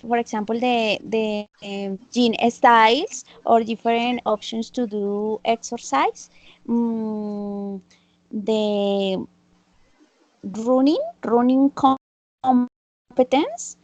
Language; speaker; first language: English; non-native, learner; Spanish